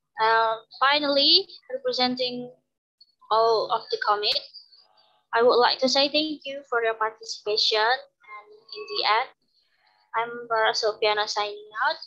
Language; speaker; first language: English; non-native, learner; Indonesian